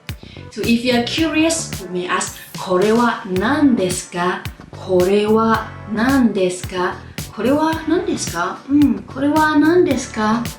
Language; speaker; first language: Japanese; non-native, fluent; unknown